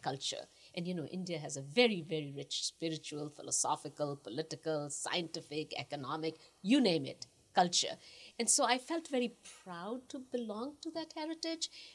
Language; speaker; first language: English; non-native, local second language; Punjabi